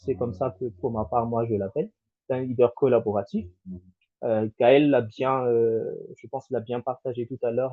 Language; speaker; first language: French; non-native, local second language; Malagasy